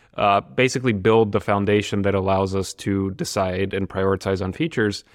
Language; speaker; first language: English; non-native, fluent; Bulgarian